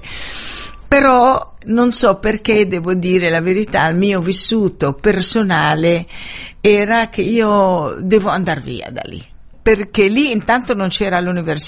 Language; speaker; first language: Italian; non-native, fluent; Arabic